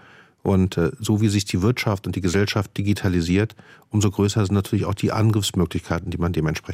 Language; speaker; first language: German; native; German